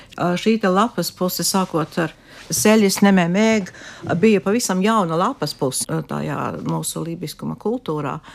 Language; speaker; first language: Latvian; native; Latvian